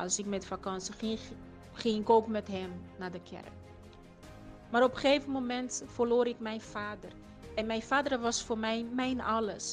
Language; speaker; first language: Dutch; non-native, fluent; Portuguese